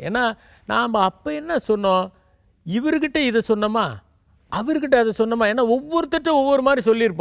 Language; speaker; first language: Tamil; native; Tamil